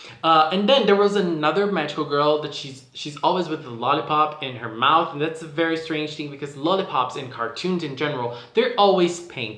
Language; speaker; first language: English; non-native, fluent; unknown